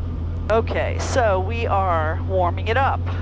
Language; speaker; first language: English; native; English